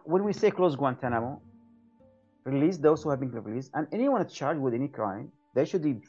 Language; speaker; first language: English; non-native, fluent; Arabic